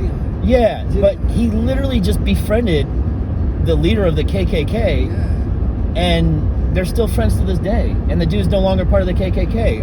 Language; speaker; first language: English; native; English